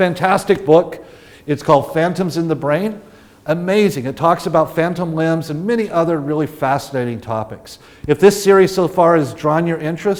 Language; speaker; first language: English; native; English